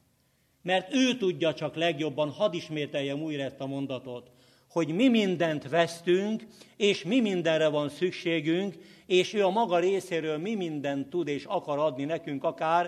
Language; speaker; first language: Hungarian; native; Hungarian